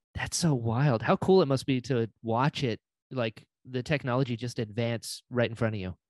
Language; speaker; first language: English; native; English